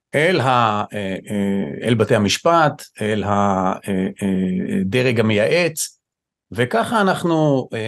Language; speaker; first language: Hebrew; native; Hebrew